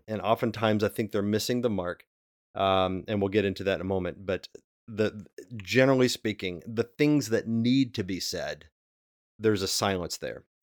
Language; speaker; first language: English; native; English